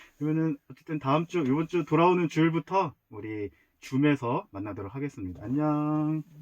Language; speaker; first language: Korean; native; Korean